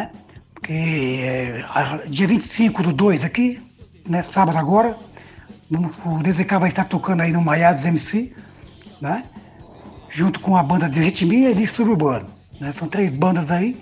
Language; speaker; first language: Portuguese; native; Portuguese